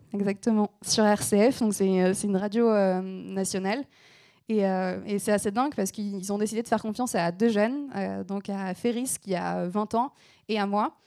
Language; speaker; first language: French; native; French